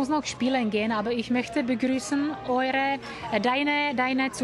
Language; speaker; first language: German; non-native, learner; Czech